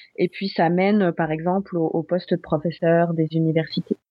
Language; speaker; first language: French; native; French